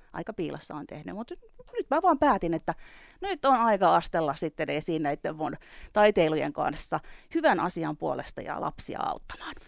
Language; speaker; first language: Finnish; native; Finnish